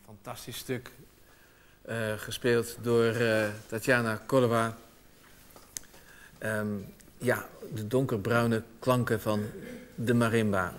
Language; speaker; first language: Dutch; native; Dutch